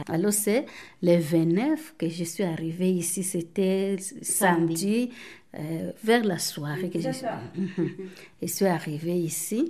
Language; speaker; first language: French; non-native, fluent; Tamil